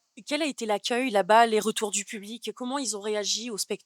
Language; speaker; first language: French; native; French